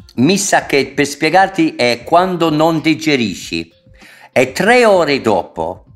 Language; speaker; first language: Italian; non-native, fluent; English